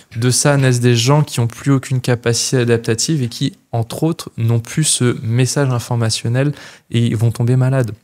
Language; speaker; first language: French; native; French